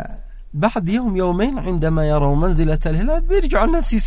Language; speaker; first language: Arabic; native; Arabic